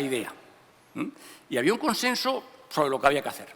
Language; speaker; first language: Spanish; native; Spanish